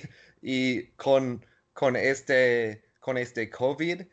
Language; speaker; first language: Spanish; non-native, learner; English